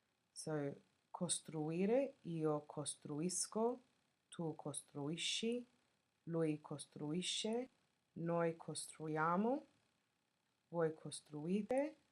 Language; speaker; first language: Italian; non-native, fluent; English